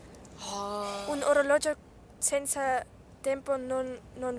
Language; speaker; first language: Italian; non-native, learner; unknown